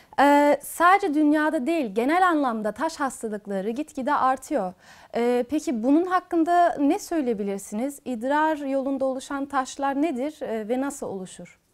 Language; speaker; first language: Turkish; early bilingual, heritage; Turkish